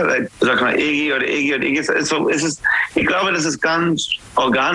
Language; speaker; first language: German; non-native, learner; English